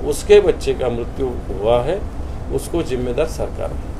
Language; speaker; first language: Hindi; non-native, local second language; Marathi